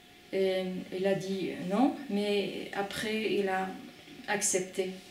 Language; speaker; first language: French; non-native, fluent; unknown